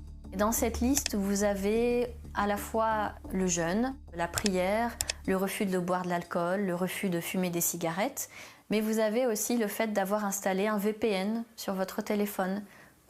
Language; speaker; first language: French; native; French